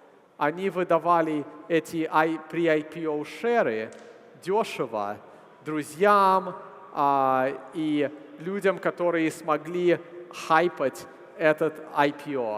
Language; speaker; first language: Russian; early bilingual, heritage; Russian